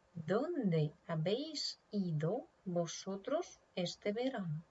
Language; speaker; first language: Spanish; non-native, fluent; Ukrainian